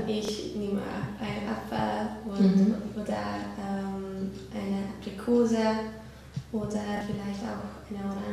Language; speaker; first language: German; non-native, learner; Hungarian